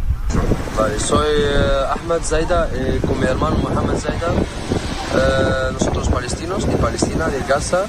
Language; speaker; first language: Spanish; non-native, learner; Arabic